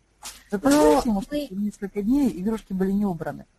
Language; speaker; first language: Russian; native; Russian